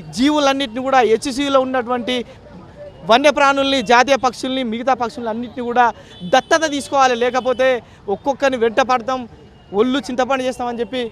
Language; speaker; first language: Telugu; native; Telugu